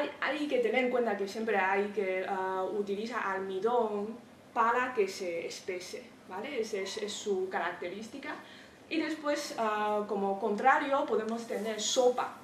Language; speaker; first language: Spanish; non-native, fluent; Chinese